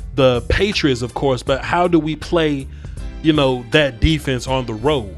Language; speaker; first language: English; native; English